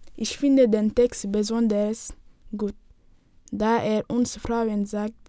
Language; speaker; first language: German; non-native, learner; Wolof